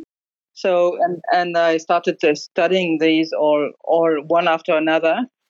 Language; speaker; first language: English; non-native, fluent; French